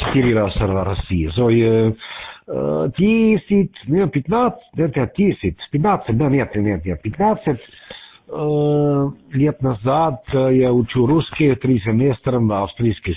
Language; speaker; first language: Russian; non-native, learner; German